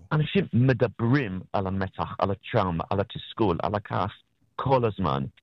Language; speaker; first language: Hebrew; non-native, fluent; English